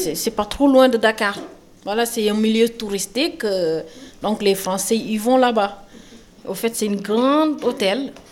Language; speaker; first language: French; non-native, local second language; Wolof